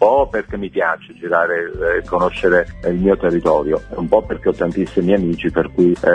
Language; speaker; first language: Italian; native; Italian